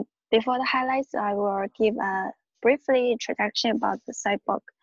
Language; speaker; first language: English; non-native, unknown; Chinese